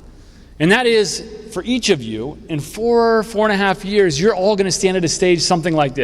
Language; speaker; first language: English; native; English